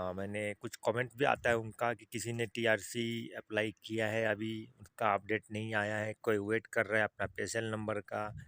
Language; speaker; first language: Hindi; native; Hindi